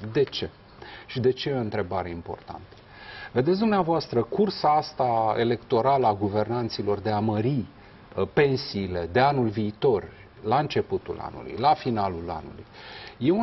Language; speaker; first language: Romanian; native; Romanian